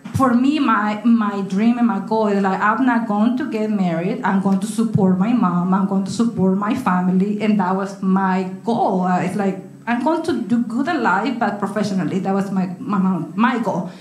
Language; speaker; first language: English; non-native, learner; Spanish